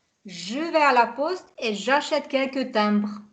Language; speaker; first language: French; non-native, fluent; Hungarian